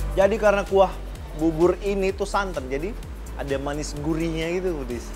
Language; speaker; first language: Indonesian; native; Indonesian